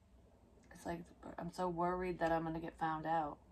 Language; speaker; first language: English; native; English